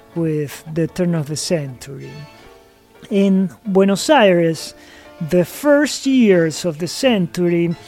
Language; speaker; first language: English; non-native, fluent; Spanish